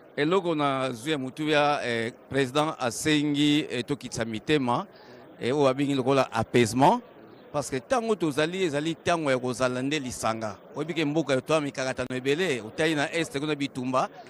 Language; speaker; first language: Lingala; non-native, local second language; Kongo